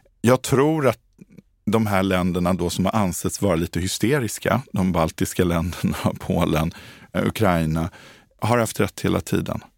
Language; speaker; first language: Swedish; native; Swedish